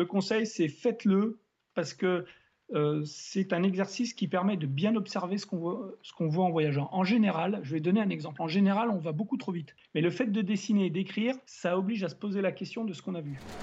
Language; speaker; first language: French; native; French